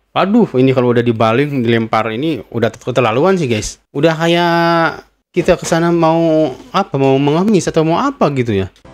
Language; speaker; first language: Indonesian; native; Indonesian